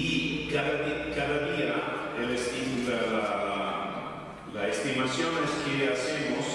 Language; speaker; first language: Spanish; non-native, fluent; Italian